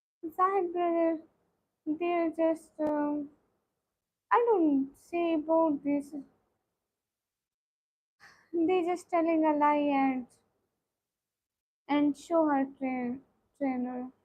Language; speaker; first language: English; non-native, learner; Punjabi